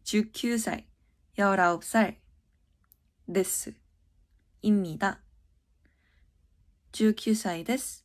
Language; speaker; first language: Japanese; non-native, learner; Korean